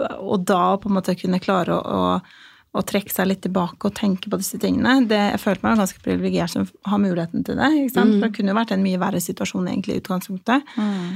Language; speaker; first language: Norwegian; early bilingual, other home language; Albanian